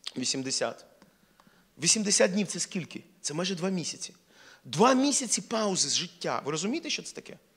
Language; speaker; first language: Ukrainian; non-native, local second language; Russian